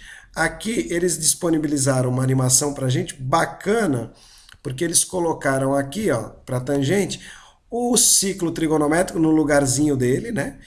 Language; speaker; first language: Portuguese; native; Portuguese